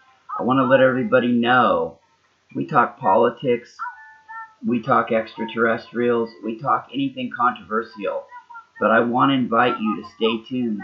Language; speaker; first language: English; native; English